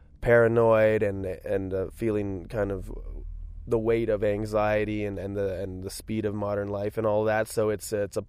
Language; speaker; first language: English; native; English